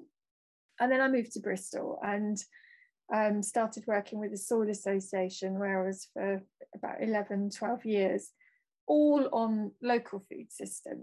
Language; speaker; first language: English; native; English